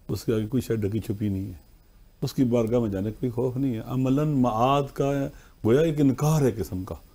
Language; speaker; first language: Urdu; non-native, local second language; Punjabi